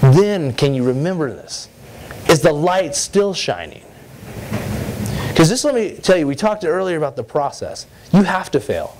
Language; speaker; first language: English; native; English